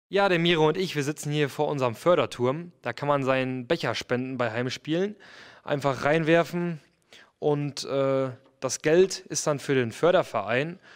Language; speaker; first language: German; native; German